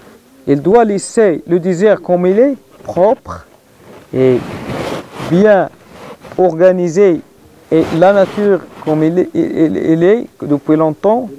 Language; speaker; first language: French; non-native, learner; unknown